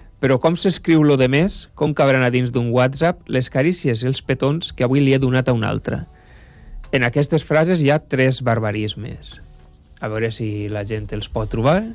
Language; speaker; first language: Catalan; native; Catalan